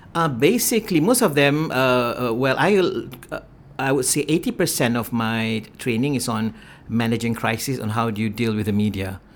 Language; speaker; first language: English; non-native, local second language; Malay